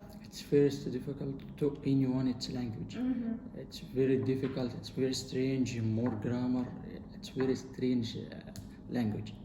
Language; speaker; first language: English; non-native, learner; Arabic